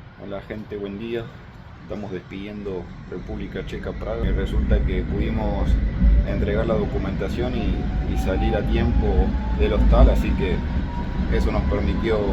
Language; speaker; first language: Spanish; native; Spanish